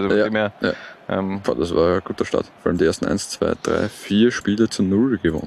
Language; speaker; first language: German; native; German